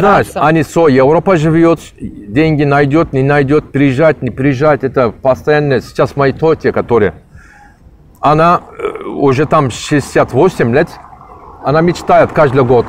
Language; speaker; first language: Russian; non-native, learner; Turkish